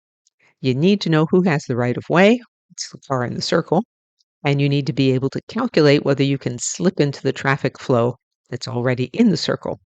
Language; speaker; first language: English; native; English